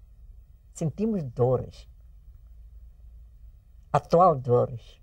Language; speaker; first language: Portuguese; early bilingual, heritage; English